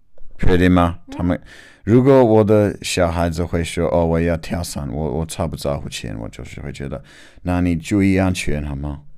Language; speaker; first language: Chinese; non-native, learner; English